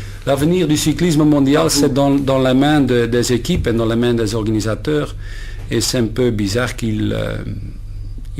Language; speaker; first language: French; non-native, learner; Dutch